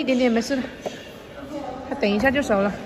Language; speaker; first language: Chinese; native; Chinese